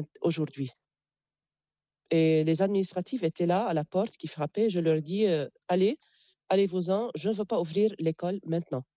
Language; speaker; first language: French; non-native, local second language; Arabic